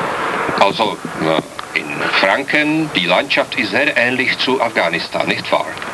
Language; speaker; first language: German; non-native, learner; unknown